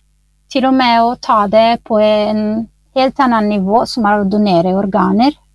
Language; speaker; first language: Norwegian; non-native, fluent; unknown